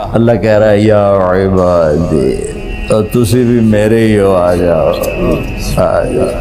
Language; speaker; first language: Urdu; non-native, local second language; Punjabi